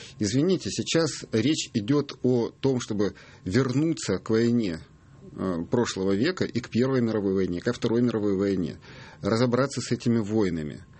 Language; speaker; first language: Russian; native; Russian